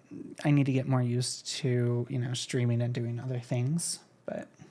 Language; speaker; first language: English; native; English